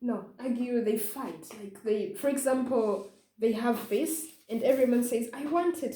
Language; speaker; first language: English; non-native, fluent; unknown